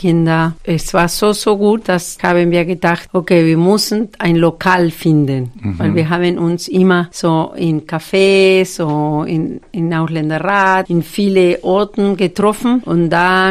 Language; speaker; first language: German; non-native, fluent; Spanish